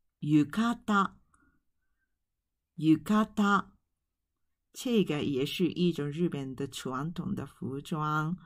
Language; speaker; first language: Chinese; non-native, fluent; Japanese